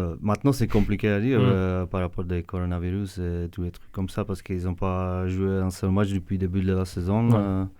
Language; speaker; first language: French; non-native, fluent; Czech